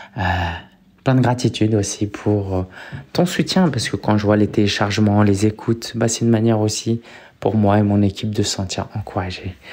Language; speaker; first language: French; early bilingual, other home language; Chinese